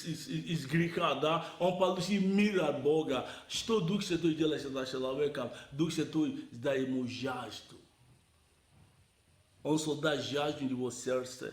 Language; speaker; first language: Russian; non-native, learner; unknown